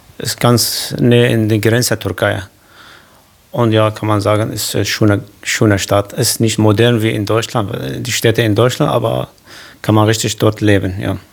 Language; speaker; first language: German; non-native, learner; Kurdish